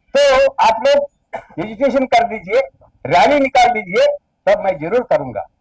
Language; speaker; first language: Hindi; non-native, local second language; Telugu